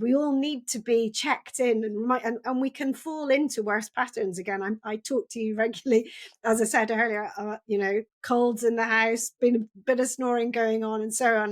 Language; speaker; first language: English; native; English